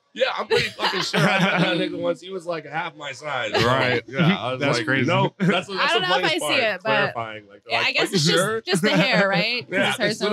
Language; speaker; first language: English; native; English